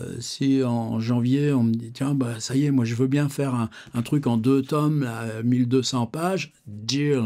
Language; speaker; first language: French; native; French